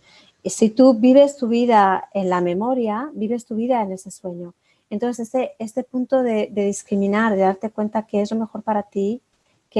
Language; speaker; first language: Spanish; native; Spanish